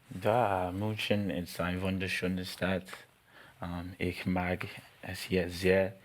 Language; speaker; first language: German; non-native, learner; English